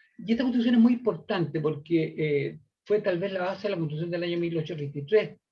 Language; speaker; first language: Spanish; native; Spanish